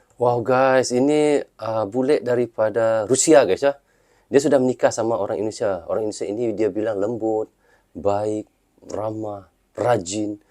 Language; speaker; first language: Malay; native; Malay